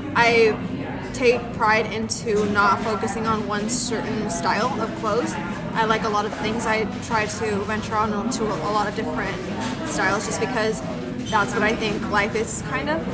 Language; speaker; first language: English; early bilingual, other home language; Spanish